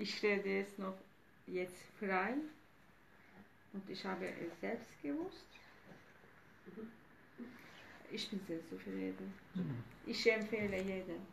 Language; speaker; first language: German; non-native, learner; Turkish